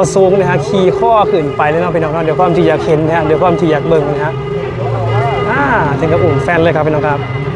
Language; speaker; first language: Thai; native; Thai